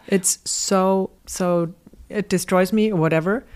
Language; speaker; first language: English; non-native, fluent; German